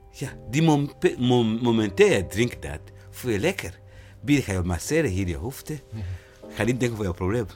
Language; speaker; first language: Dutch; non-native, learner; Rundi